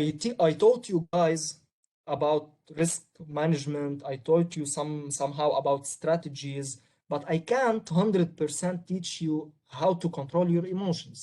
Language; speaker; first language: English; non-native, local second language; Arabic